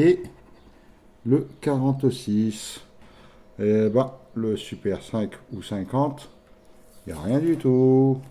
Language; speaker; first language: French; native; French